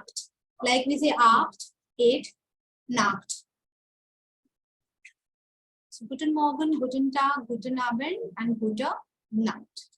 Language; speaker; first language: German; non-native, fluent; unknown